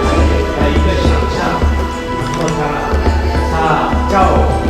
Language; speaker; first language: Chinese; non-native, learner; Sinhala